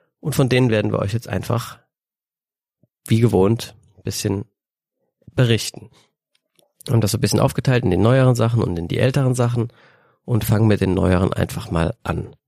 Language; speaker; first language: German; native; German